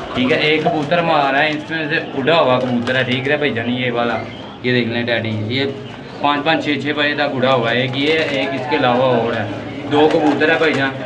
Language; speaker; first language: Urdu; native; Urdu